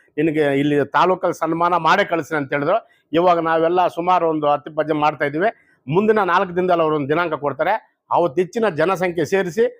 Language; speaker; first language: Kannada; native; Kannada